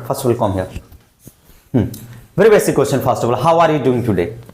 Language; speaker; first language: English; non-native, fluent; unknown